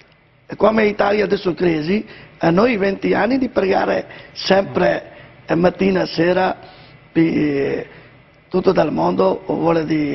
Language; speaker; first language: Italian; non-native, learner; Punjabi